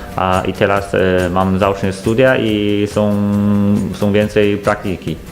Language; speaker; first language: Polish; non-native, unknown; Chinese